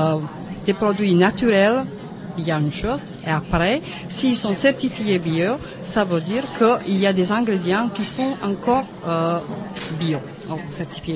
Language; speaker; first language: French; non-native, learner; Czech